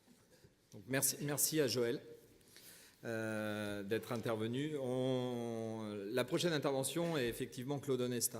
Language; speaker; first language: French; native; French